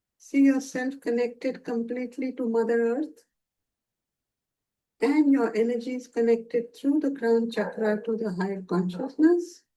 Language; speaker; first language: English; non-native, local second language; Hindi